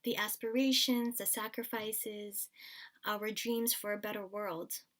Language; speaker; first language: English; non-native, local second language; Filipino